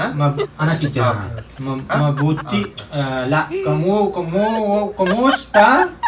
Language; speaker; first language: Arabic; non-native, learner; Filipino